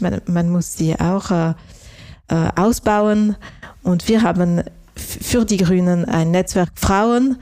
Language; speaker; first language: German; non-native, local second language; French